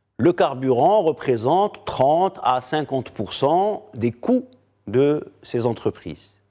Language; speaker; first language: French; non-native, local second language; Arabic